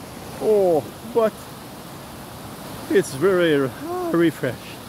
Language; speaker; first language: English; non-native, learner; French